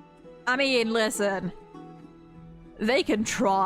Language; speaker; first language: English; native; English